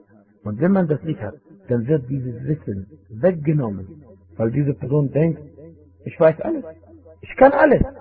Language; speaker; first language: German; non-native, fluent; Arabic